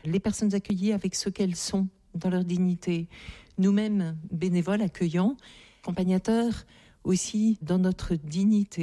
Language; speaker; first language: French; native; French